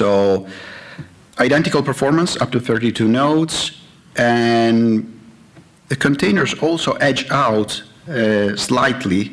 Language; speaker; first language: English; non-native, fluent; Italian